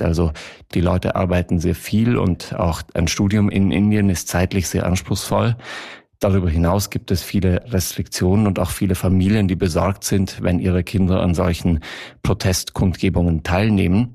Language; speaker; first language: German; native; German